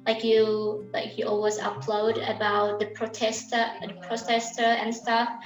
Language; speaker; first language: English; non-native, learner; Indonesian